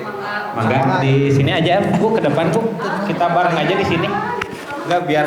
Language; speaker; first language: Indonesian; native; Indonesian